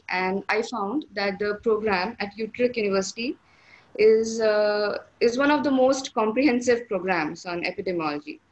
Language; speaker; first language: English; non-native, local second language; Hindi